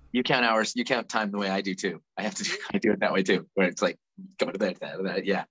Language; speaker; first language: English; native; English